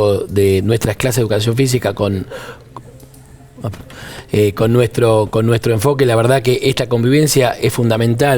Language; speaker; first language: Spanish; native; Spanish